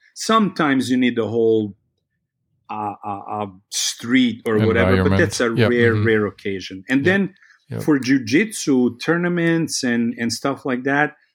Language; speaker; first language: English; non-native, fluent; Serbian